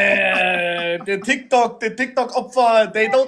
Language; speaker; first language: English; non-native, learner; German